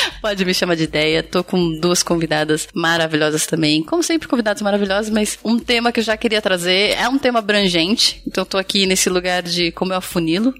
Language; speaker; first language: Portuguese; native; Portuguese